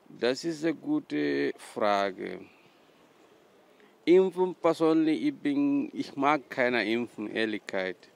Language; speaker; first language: German; non-native, learner; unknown